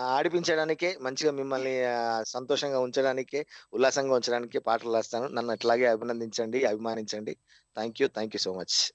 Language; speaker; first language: Telugu; native; Telugu